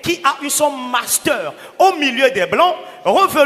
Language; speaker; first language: French; non-native, local second language; Ewe